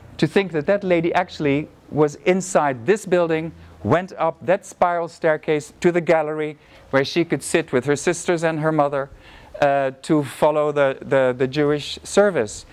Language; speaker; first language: English; non-native, fluent; Dutch